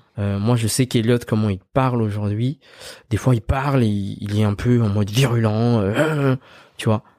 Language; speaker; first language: French; early bilingual, other home language; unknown